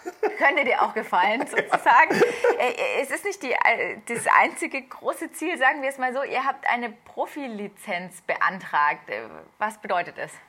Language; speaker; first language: German; native; German